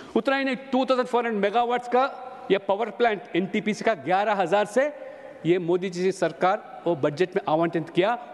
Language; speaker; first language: Hindi; non-native, local second language; Telugu